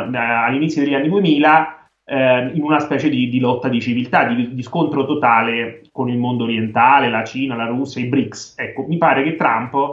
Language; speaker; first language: Italian; native; Italian